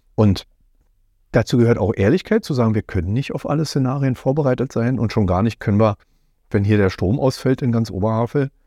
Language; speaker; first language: German; native; German